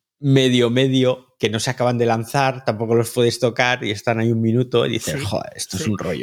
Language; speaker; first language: Spanish; native; Spanish